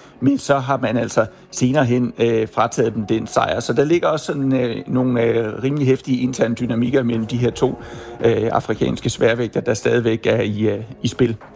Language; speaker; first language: Danish; native; Danish